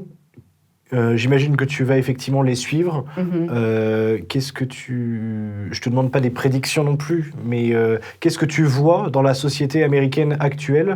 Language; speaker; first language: French; native; French